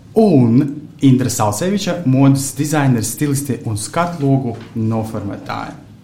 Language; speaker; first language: Latvian; non-native, local second language; Russian